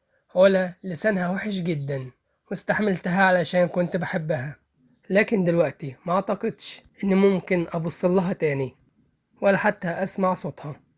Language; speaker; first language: Arabic; native; Arabic